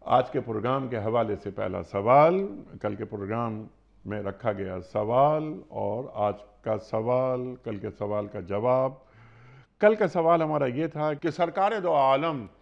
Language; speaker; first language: Urdu; native; Urdu